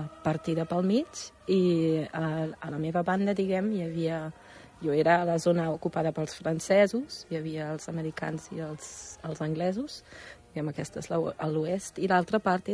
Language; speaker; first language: Catalan; non-native, fluent; German